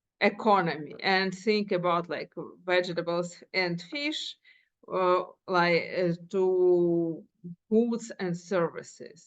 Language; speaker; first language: English; non-native, fluent; Ukrainian